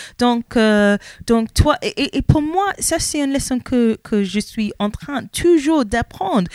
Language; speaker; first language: French; non-native, learner; English